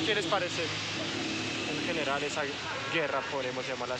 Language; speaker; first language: Spanish; non-native, fluent; French